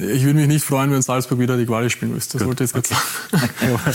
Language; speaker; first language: German; native; German